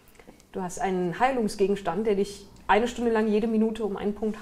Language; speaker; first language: German; native; German